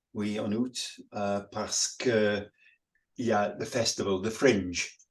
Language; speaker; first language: French; non-native, fluent; English